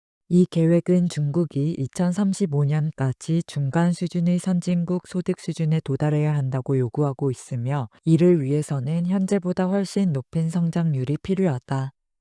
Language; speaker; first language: Korean; native; Korean